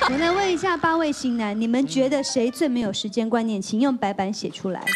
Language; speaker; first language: Chinese; native; Chinese